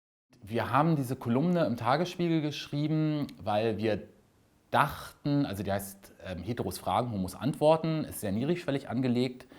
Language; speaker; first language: German; native; German